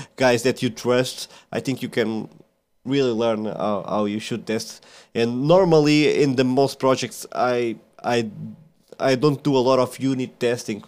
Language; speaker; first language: English; non-native, fluent; Portuguese